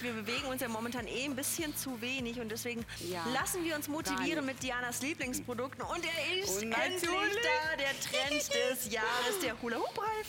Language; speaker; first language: German; native; German